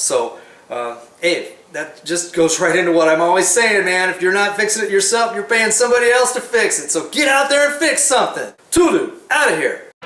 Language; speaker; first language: English; native; English